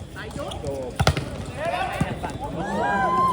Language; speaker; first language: Thai; native; Thai